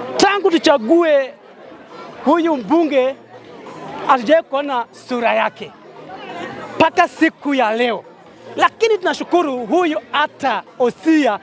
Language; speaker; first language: Swahili; non-native, local second language; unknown